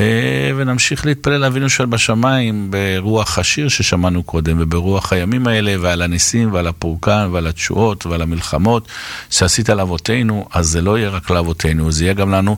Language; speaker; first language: Hebrew; native; Hebrew